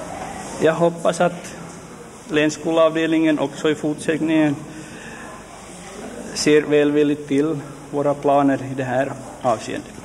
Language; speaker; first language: Swedish; native; Swedish